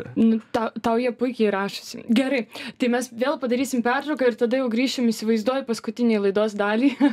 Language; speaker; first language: Lithuanian; native; Lithuanian